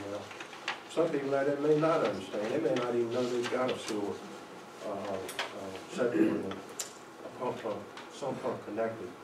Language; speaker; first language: English; native; English